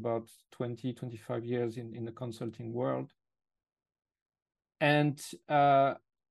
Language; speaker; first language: English; non-native, fluent; French